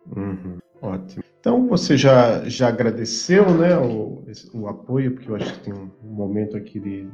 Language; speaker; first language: Portuguese; native; Portuguese